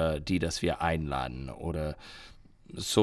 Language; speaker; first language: German; non-native, learner; English